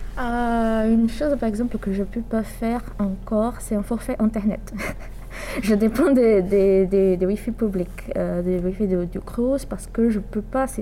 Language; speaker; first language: French; non-native, fluent; Portuguese